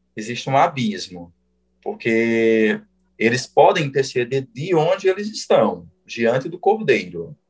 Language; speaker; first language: Portuguese; native; Portuguese